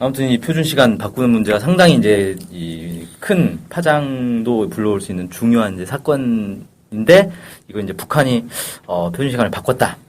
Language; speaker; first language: Korean; native; Korean